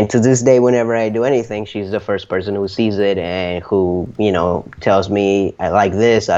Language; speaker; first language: English; early bilingual, other home language; Spanish